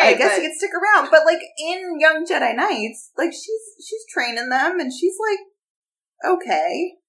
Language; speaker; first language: English; native; English